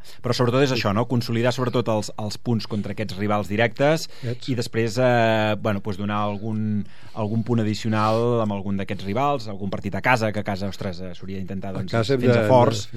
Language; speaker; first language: Catalan; native; Catalan